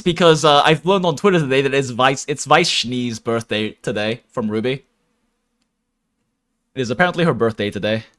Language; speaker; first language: English; native; English